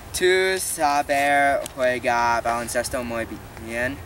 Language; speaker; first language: Spanish; non-native, learner; English